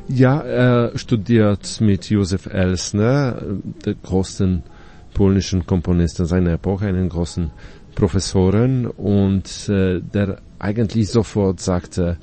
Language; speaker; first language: German; non-native, fluent; Polish